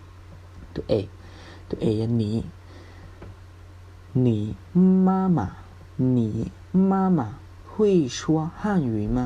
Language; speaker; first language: Chinese; non-native, fluent; Hmong